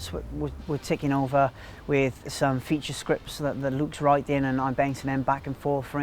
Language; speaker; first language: English; native; English